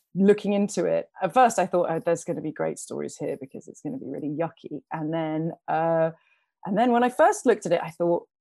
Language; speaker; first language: English; native; English